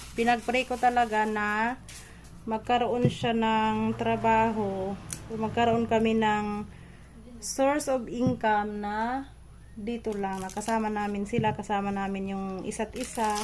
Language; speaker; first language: Filipino; non-native, local second language; Bikol